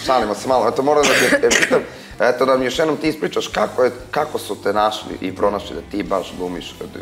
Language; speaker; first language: Serbian; native; Serbian